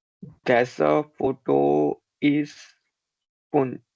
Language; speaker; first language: German; non-native, learner; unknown